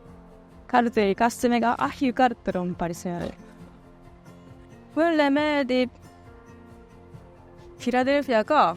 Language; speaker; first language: Estonian; early bilingual, other home language; Japanese